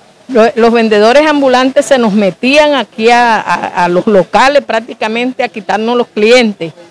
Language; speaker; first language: Spanish; native; Spanish